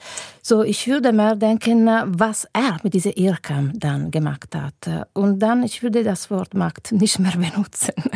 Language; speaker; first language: German; non-native, fluent; Italian